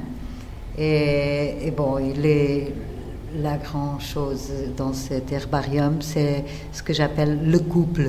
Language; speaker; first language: French; non-native, fluent; Portuguese